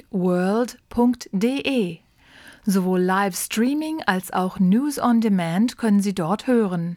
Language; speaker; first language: German; native; German